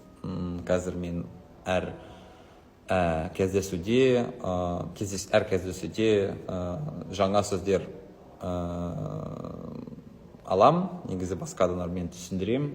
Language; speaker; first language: Kazakh; non-native, learner; Lithuanian